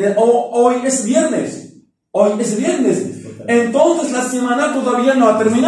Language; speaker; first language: Spanish; non-native, fluent; Arabic